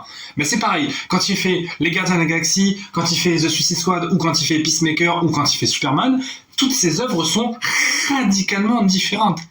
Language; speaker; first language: French; native; French